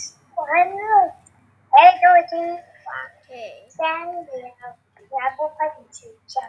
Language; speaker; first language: Chinese; native; Chinese